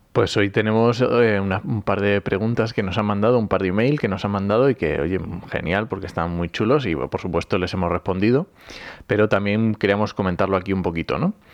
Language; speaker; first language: Spanish; native; Spanish